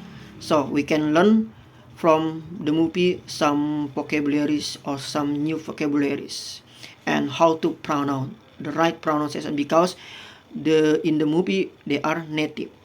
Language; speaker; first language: English; non-native, fluent; Indonesian